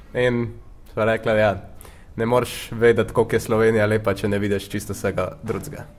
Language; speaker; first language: Slovenian; native; Slovenian